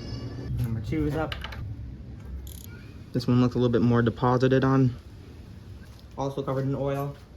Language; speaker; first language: English; native; English